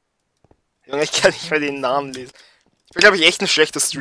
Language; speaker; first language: German; native; German